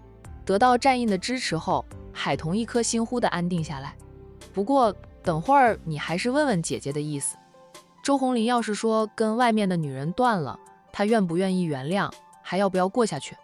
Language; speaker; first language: Chinese; native; Chinese